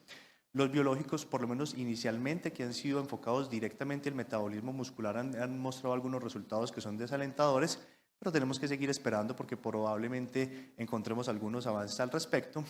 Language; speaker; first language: Spanish; native; Spanish